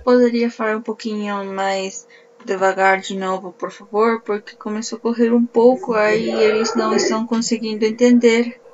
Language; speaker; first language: Portuguese; non-native, fluent; Spanish